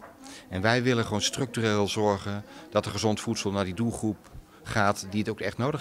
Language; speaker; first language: Dutch; native; Dutch